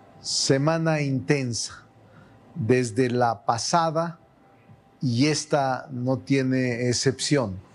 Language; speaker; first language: Spanish; native; Spanish